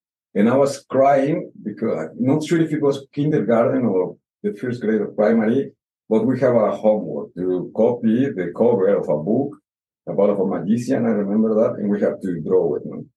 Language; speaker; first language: English; non-native, fluent; Spanish